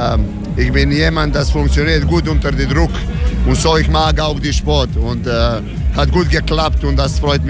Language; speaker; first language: German; non-native, learner; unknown